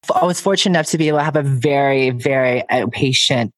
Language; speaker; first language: English; native; English